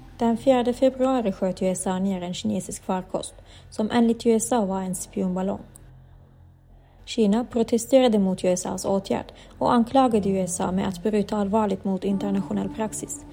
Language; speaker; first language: Swedish; native; Swedish